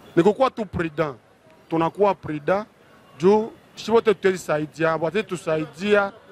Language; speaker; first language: Swahili; native; Swahili